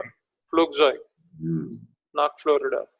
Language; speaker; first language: German; non-native, learner; Telugu